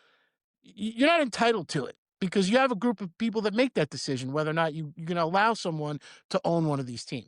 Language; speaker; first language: English; native; English